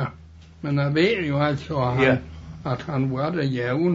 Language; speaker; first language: Danish; native; Danish